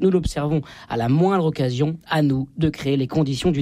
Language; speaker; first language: French; native; French